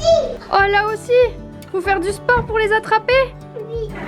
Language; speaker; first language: French; native; French